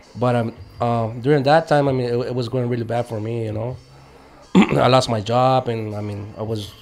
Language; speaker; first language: English; native; English